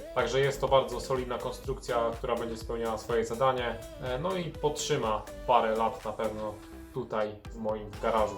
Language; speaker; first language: Polish; native; Polish